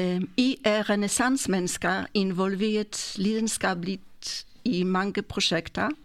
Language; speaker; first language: Danish; non-native, fluent; Polish